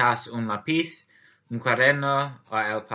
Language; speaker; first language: Spanish; non-native, learner; English